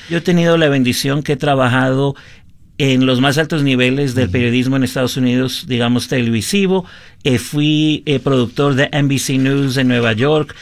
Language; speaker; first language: Spanish; early bilingual, heritage; Spanish